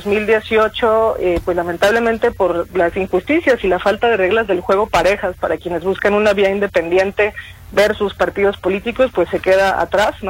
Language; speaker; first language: Spanish; native; Spanish